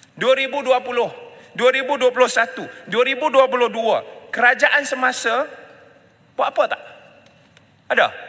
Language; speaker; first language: Malay; non-native, local second language; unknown